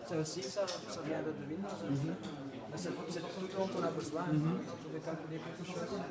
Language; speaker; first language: French; non-native, fluent; Dutch